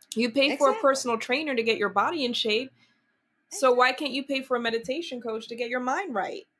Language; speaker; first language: English; early bilingual, other home language; Dutch